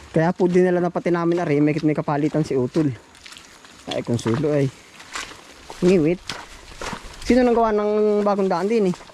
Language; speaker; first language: Filipino; native; Filipino